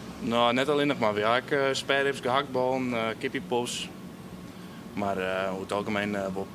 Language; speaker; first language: Dutch; non-native, local second language; Western Frisian